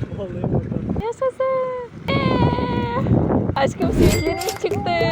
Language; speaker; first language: Turkish; non-native, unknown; Russian